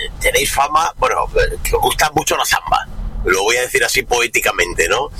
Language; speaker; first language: Spanish; native; Spanish